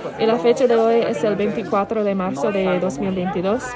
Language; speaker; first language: Spanish; non-native, learner; English